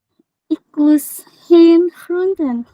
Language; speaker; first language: Dutch; non-native, learner; Indonesian